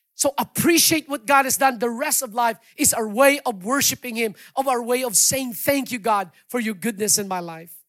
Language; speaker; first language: English; non-native, local second language; Hiligaynon